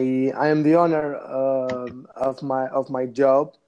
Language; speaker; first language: English; non-native, learner; Arabic